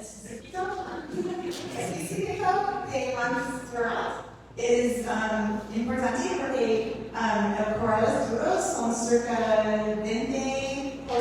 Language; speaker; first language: Spanish; non-native, learner; English